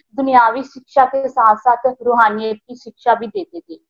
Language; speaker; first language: Hindi; native; Hindi